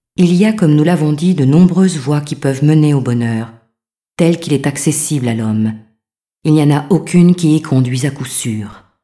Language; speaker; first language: French; native; French